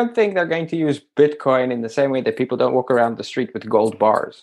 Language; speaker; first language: English; native; English